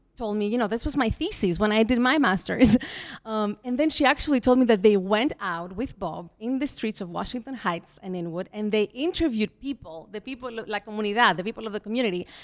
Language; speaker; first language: English; non-native, fluent; Greek